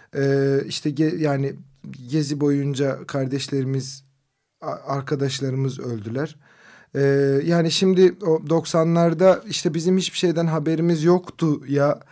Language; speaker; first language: Turkish; non-native, local second language; Kurdish